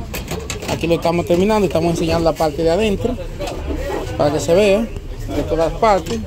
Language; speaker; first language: Spanish; native; Spanish